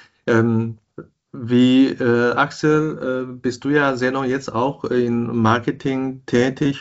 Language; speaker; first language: German; non-native, fluent; Chinese